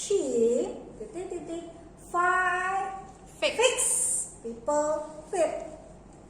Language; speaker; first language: English; non-native, learner; Indonesian